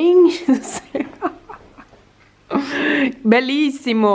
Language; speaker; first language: Italian; non-native, learner; Portuguese